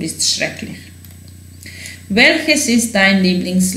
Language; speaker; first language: German; non-native, fluent; Serbian